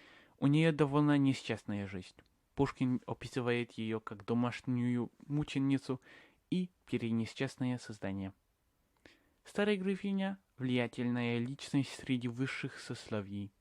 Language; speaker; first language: Russian; non-native, learner; English